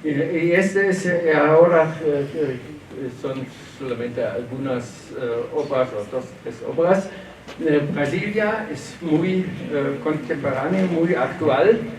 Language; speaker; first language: Spanish; non-native, learner; German